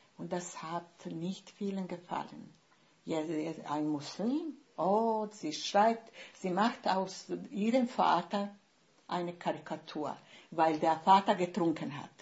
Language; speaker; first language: German; non-native, fluent; Bosnian